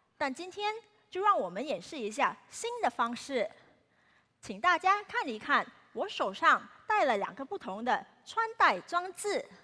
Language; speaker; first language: Chinese; native; Chinese